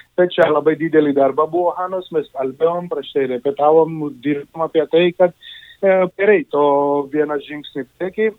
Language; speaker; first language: Lithuanian; non-native, fluent; Georgian